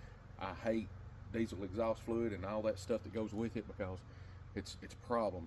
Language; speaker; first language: English; native; English